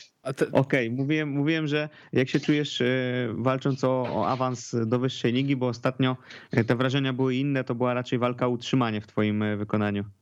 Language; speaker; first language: Polish; native; Polish